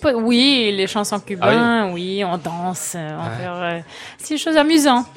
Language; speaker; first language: French; non-native, fluent; English